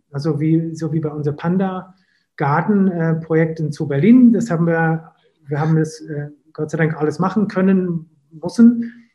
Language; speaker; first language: German; non-native, fluent; English